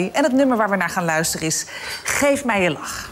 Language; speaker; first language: Dutch; native; Dutch